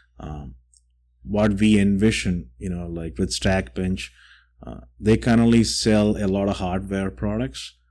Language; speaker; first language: English; non-native, local second language; Malayalam